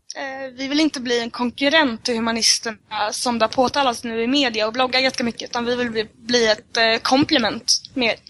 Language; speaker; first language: Swedish; native; Swedish